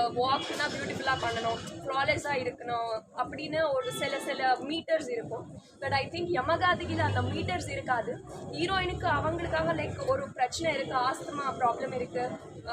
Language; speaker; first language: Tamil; non-native, learner; Telugu